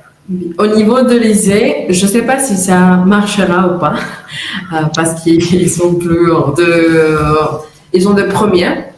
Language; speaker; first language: French; non-native, fluent; Spanish